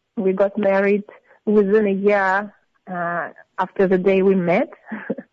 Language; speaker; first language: English; non-native, fluent; Russian